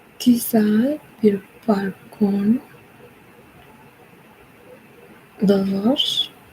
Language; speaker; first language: Turkish; non-native, learner; English